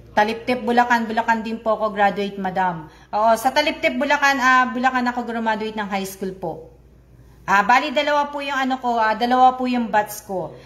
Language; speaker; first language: Filipino; native; Filipino